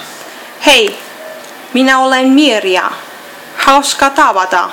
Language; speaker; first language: Finnish; non-native, learner; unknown